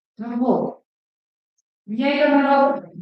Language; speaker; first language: Russian; non-native, local second language; Kazakh